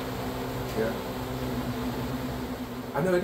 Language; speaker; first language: English; native; English